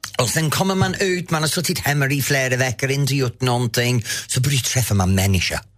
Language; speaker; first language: Swedish; non-native, fluent; English